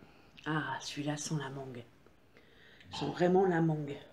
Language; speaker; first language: French; native; French